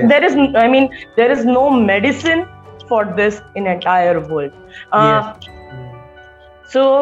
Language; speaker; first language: English; non-native, local second language; Marathi